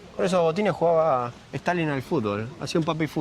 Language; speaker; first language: Spanish; native; Spanish